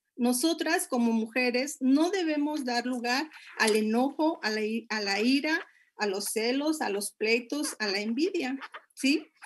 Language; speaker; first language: Spanish; native; Spanish